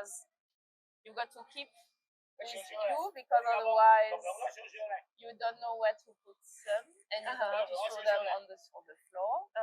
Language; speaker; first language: English; non-native, learner; French